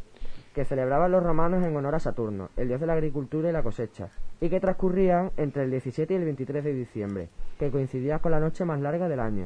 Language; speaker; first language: Spanish; native; Spanish